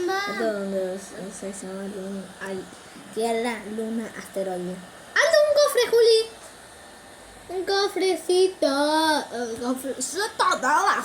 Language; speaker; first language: Spanish; native; Spanish